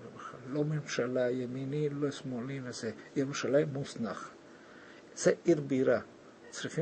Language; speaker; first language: Hebrew; early bilingual, other home language; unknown